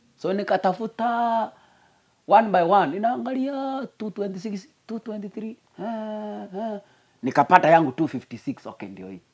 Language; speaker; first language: Swahili; non-native, local second language; Gusii